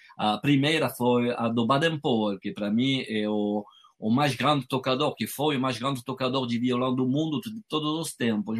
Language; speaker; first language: Portuguese; non-native, fluent; French